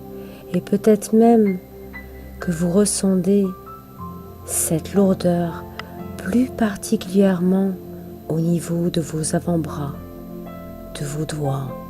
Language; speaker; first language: French; native; French